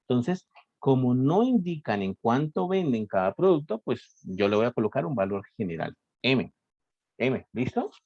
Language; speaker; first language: Spanish; native; Spanish